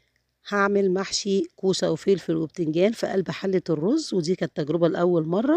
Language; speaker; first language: Arabic; native; Arabic